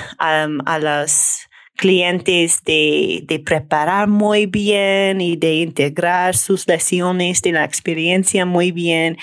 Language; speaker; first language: Spanish; non-native, learner; English